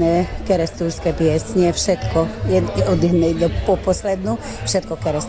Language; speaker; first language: Slovak; native; Slovak